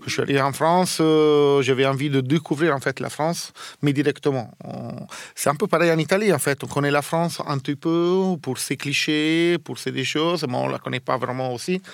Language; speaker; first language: French; non-native, fluent; Italian